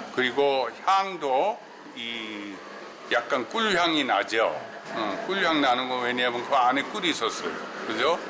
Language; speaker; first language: Korean; non-native, fluent; German